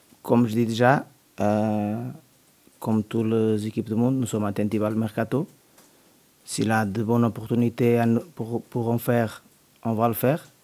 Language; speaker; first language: French; non-native, learner; Portuguese